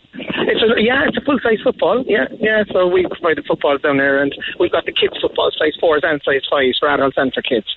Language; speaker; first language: English; native; English